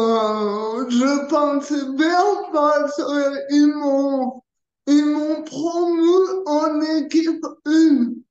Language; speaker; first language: French; early bilingual, other home language; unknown